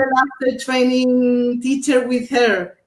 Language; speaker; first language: English; non-native, learner; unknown